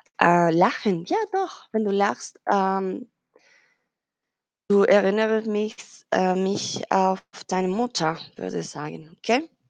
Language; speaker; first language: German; non-native, fluent; Spanish